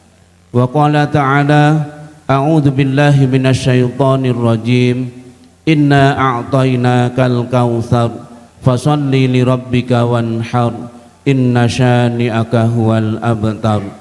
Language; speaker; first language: Indonesian; native; Indonesian